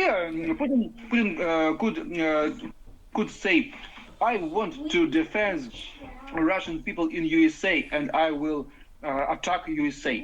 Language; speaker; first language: English; non-native, learner; Ukrainian